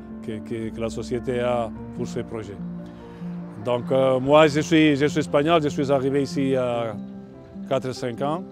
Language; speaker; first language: French; non-native, fluent; Catalan